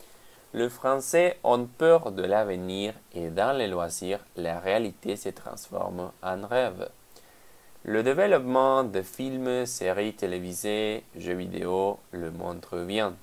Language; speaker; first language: French; non-native, fluent; Spanish